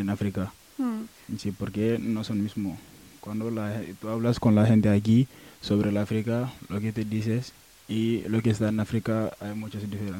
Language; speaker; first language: Spanish; non-native, learner; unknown